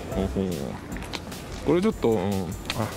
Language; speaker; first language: Japanese; native; Japanese